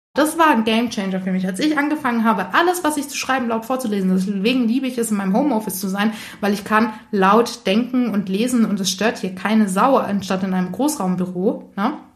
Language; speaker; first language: German; early bilingual, other home language; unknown